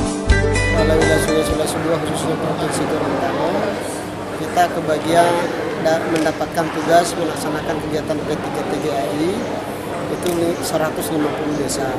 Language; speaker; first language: Indonesian; native; Indonesian